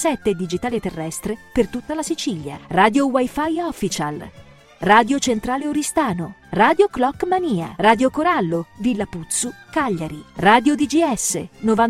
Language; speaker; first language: Italian; native; Italian